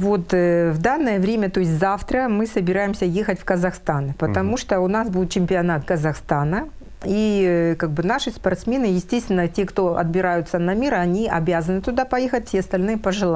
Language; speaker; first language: Russian; native; Russian